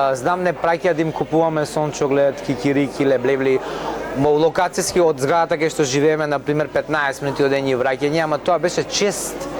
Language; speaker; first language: Macedonian; non-native, local second language; Romany